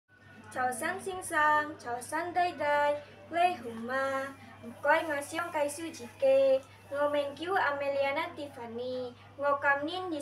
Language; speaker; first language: Cantonese; non-native, learner; Indonesian